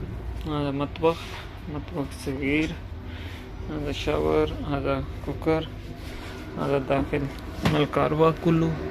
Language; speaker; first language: Arabic; non-native, learner; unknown